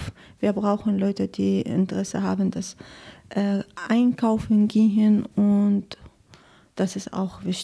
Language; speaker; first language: German; non-native, learner; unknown